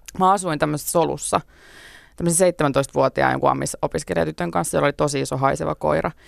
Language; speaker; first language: Finnish; native; Finnish